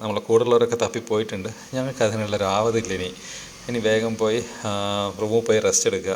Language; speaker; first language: Malayalam; native; Malayalam